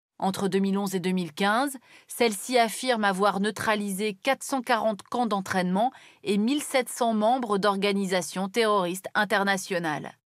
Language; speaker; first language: French; native; French